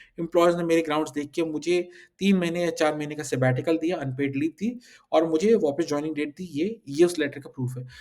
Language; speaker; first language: Hindi; early bilingual, heritage; Hindi